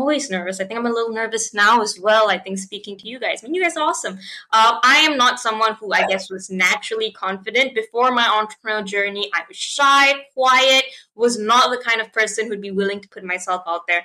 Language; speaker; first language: English; non-native, local second language; Tamil